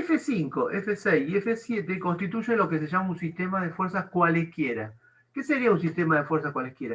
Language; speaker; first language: Spanish; native; Spanish